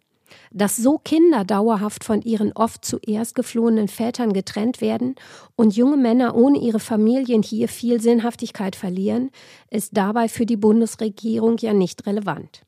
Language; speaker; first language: German; native; German